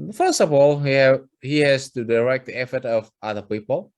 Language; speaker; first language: English; non-native, fluent; Vietnamese